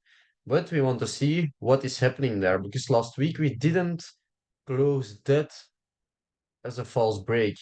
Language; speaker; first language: English; non-native, fluent; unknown